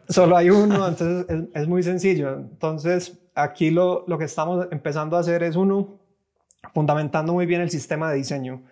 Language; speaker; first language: Spanish; native; Spanish